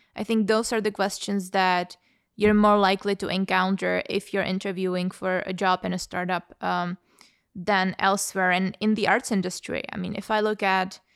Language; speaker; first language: English; non-native, fluent; Czech